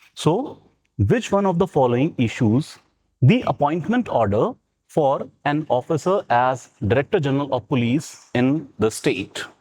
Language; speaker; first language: English; non-native, local second language; Punjabi